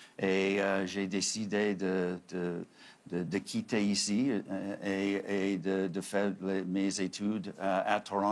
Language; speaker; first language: French; non-native, fluent; English